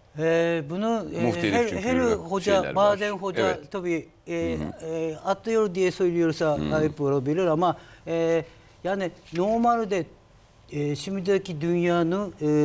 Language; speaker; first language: Turkish; non-native, learner; Japanese